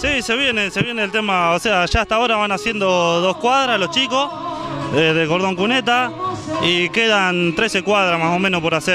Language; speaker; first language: Spanish; native; Spanish